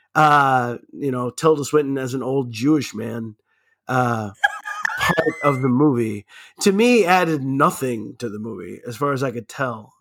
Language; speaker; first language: English; early bilingual, other home language; German